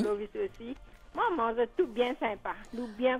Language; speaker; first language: French; non-native, local second language; Morisyen